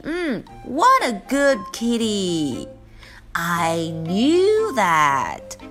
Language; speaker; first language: English; non-native, fluent; Chinese